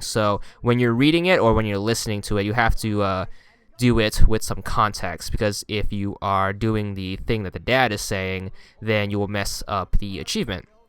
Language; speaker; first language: English; native; English